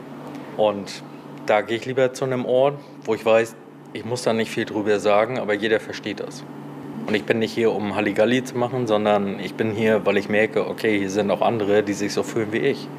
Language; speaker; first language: German; native; German